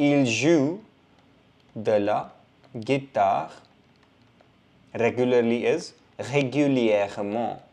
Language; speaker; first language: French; non-native, fluent; Hindi